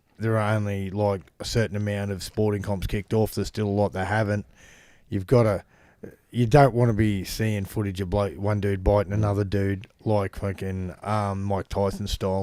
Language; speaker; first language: English; native; English